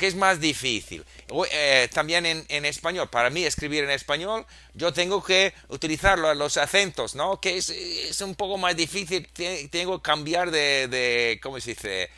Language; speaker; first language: Spanish; non-native, fluent; English